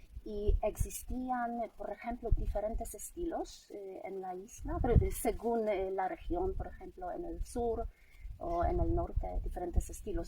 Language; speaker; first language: Spanish; non-native, fluent; Polish